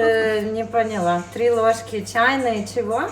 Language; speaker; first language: Russian; native; Russian